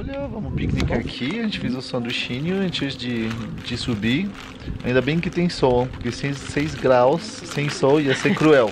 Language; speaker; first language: Portuguese; non-native, fluent; French